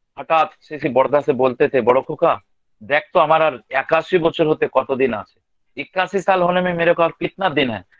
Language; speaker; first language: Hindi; non-native, local second language; Bangla